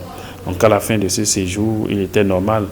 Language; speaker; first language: French; native; French